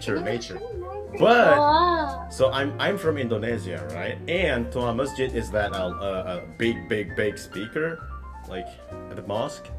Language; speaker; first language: English; non-native, fluent; Indonesian